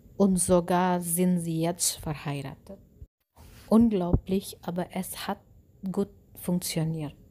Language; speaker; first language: German; non-native, learner; Indonesian